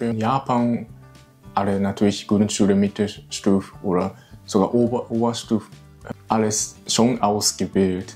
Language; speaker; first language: German; non-native, learner; Japanese